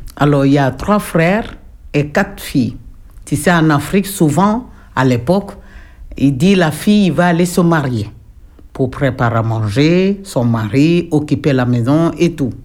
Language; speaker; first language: French; non-native, local second language; Jola-Fonyi